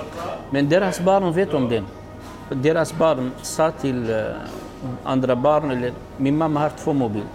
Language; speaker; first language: Swedish; non-native, learner; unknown